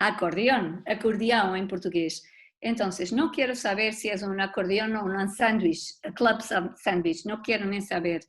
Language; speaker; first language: Spanish; non-native, learner; Portuguese